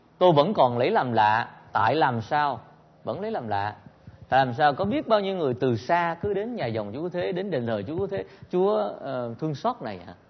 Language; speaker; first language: Vietnamese; native; Vietnamese